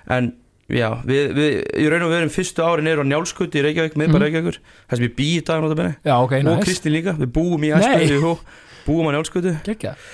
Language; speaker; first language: Icelandic; native; Icelandic